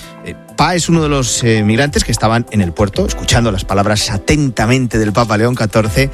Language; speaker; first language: Spanish; native; Spanish